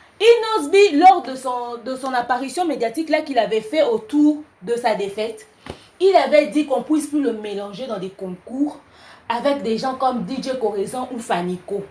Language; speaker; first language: French; non-native, local second language; Lingala